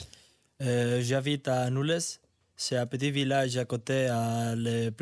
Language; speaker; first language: French; non-native, learner; Spanish